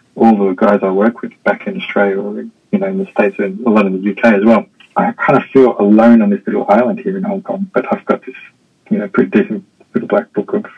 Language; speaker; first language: English; native; English